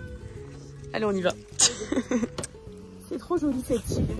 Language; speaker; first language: French; native; French